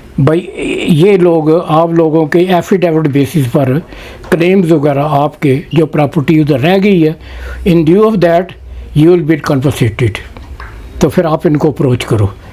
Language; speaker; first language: Urdu; non-native, local second language; Punjabi